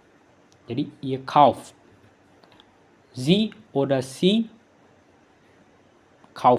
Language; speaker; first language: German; non-native, learner; Indonesian